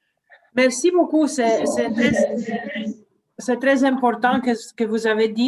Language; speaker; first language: French; non-native, learner; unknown